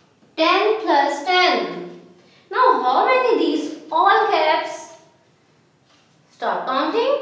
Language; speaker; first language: English; non-native, local second language; Urdu